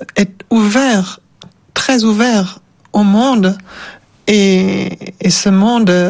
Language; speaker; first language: French; non-native, fluent; German